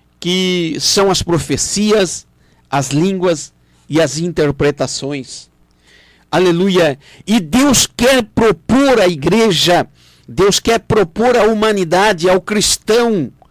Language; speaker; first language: Portuguese; native; Portuguese